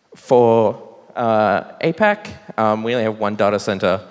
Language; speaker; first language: English; native; English